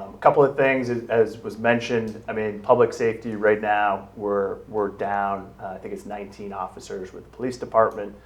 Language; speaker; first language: English; native; English